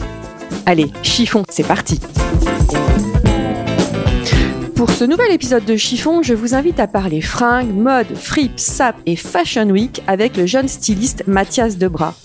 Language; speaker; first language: French; native; French